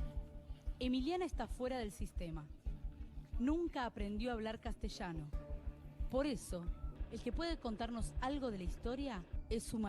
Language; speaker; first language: Spanish; native; Spanish